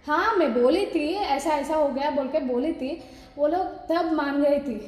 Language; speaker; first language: Hindi; non-native, local second language; Telugu